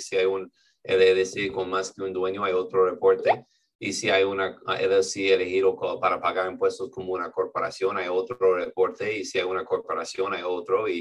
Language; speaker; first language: Spanish; non-native, fluent; English